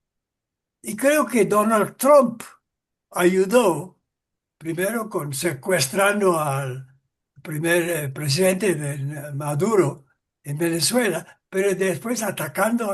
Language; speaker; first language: Spanish; non-native, fluent; English